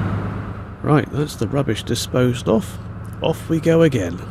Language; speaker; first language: English; native; English